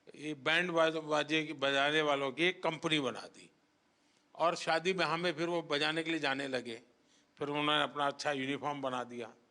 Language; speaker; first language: Hindi; native; Hindi